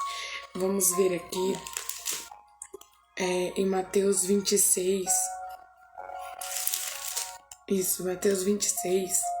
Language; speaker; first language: Portuguese; native; Portuguese